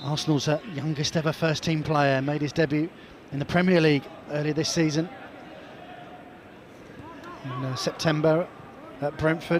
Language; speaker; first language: English; native; English